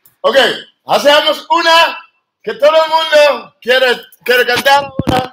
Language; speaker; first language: Spanish; non-native, fluent; Dutch